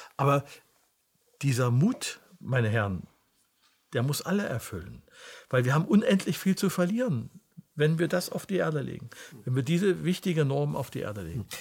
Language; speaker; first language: German; native; German